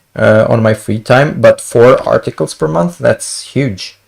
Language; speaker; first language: English; non-native, fluent; Albanian